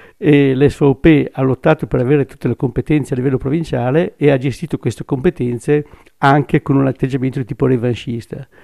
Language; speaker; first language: Italian; native; Italian